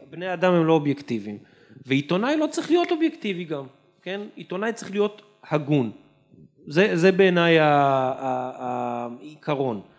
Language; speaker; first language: Hebrew; native; Hebrew